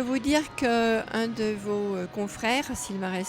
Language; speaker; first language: French; native; French